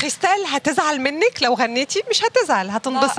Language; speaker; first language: Arabic; native; Arabic